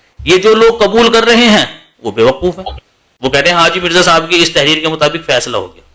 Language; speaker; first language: Urdu; native; Urdu